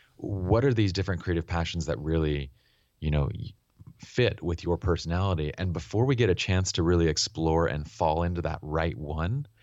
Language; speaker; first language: English; native; English